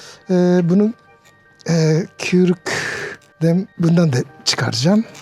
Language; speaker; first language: Turkish; non-native, learner; Japanese